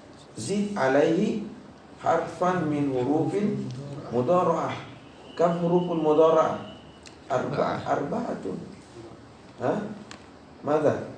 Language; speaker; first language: Arabic; non-native, fluent; Indonesian